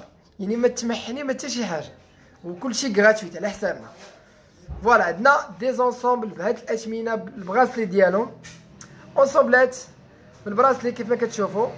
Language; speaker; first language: Arabic; native; Arabic